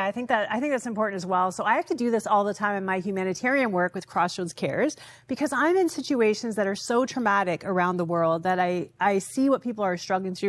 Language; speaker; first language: English; native; English